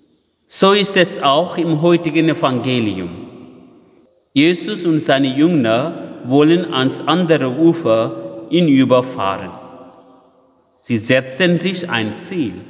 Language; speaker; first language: German; non-native, fluent; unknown